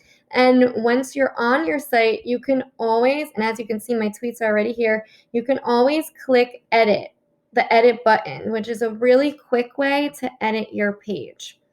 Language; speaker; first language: English; native; English